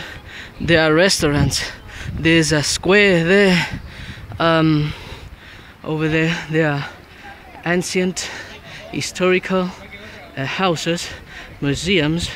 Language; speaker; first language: English; non-native, learner; Spanish